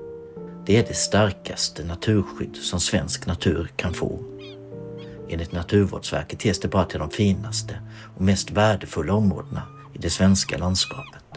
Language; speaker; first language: Swedish; native; Swedish